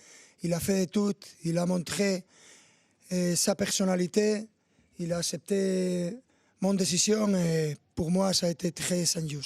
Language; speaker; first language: French; non-native, fluent; Spanish